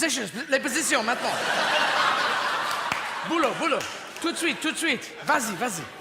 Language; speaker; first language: French; non-native, fluent; English